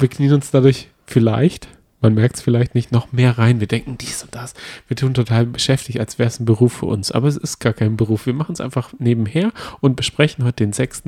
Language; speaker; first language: German; native; German